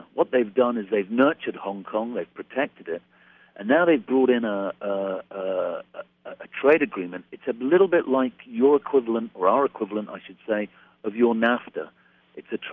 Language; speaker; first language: English; native; English